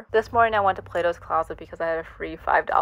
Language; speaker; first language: English; native; English